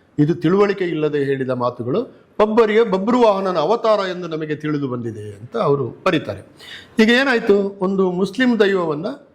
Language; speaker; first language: Kannada; native; Kannada